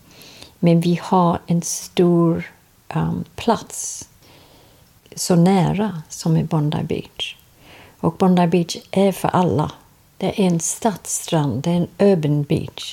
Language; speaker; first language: Swedish; non-native, fluent; English